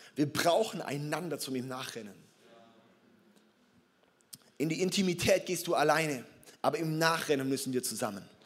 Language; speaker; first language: German; native; German